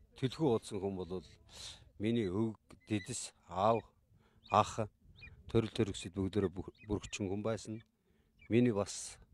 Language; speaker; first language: Mongolian; non-native, local second language; Kazakh